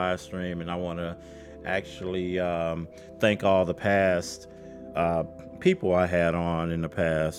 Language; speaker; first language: English; native; English